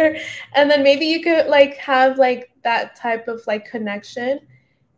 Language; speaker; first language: English; native; English